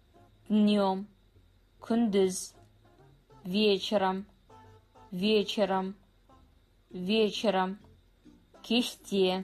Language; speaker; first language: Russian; non-native, fluent; Kazakh